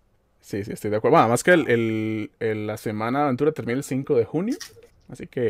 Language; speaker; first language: Spanish; native; Spanish